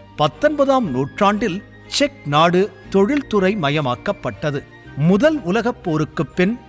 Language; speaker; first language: Tamil; native; Tamil